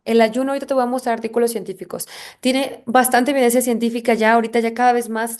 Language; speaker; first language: Spanish; native; Spanish